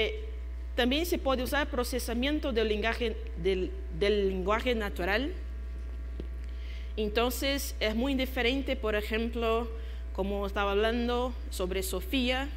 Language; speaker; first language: Spanish; non-native, fluent; Portuguese